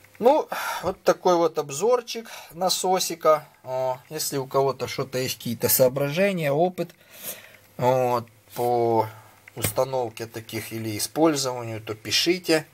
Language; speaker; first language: Russian; non-native, local second language; Ukrainian